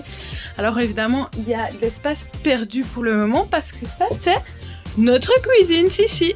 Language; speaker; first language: French; native; French